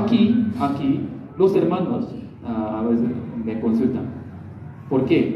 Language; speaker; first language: Spanish; non-native, learner; Korean